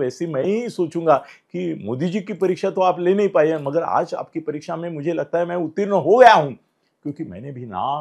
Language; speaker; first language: Hindi; non-native, local second language; Marathi